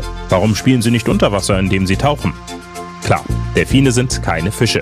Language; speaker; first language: German; native; German